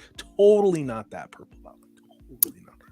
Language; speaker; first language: English; native; English